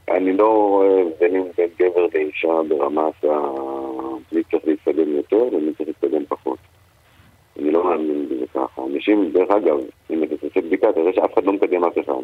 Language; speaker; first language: Hebrew; native; Hebrew